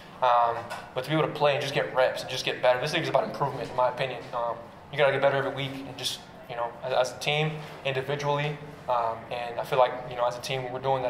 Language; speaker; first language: English; early bilingual, other home language; Spanish